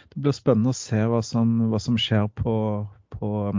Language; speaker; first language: Norwegian; native; Norwegian